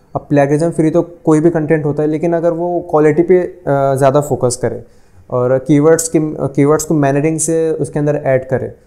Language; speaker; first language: Hindi; non-native, local second language; Urdu